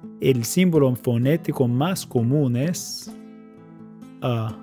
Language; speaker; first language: Spanish; non-native, fluent; English